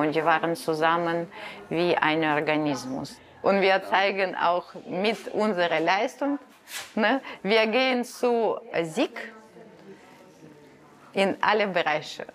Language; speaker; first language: German; non-native, fluent; Russian